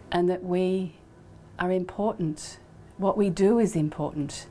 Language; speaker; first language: English; native; English